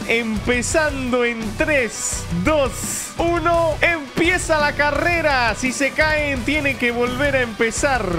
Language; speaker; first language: Spanish; native; Spanish